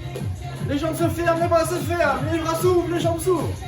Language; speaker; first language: French; native; French